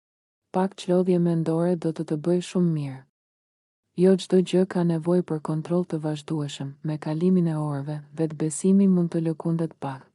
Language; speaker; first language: Albanian; native; Albanian